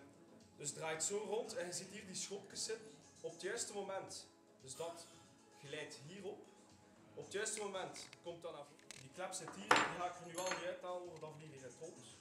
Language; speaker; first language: Dutch; native; Dutch